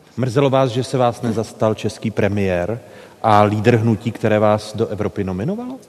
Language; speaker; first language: Czech; native; Czech